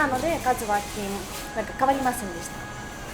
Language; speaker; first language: Japanese; non-native, fluent; Russian